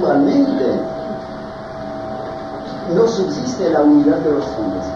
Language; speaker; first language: Spanish; non-native, fluent; French